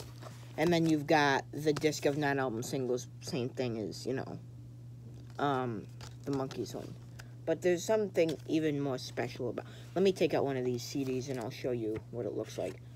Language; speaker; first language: English; native; English